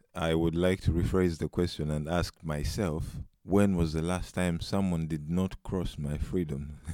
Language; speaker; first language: English; non-native, local second language; Ganda